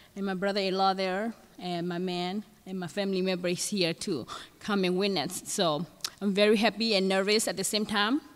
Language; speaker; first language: English; non-native, fluent; Thai